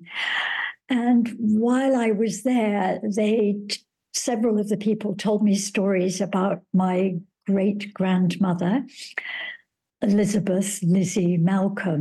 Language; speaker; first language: English; native; English